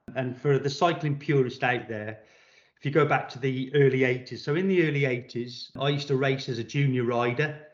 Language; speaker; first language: English; native; English